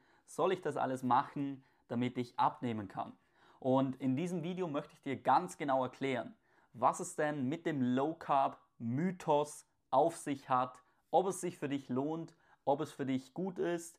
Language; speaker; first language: German; native; German